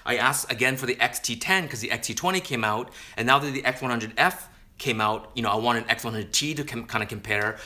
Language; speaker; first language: English; native; English